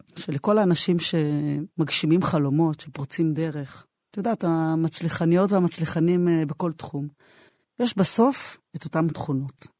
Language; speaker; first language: Hebrew; native; Hebrew